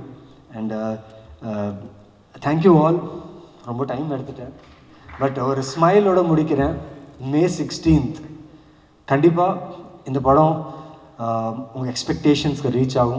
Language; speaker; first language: Tamil; non-native, fluent; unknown